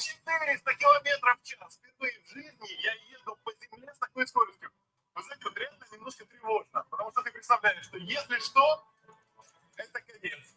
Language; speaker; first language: Russian; native; Russian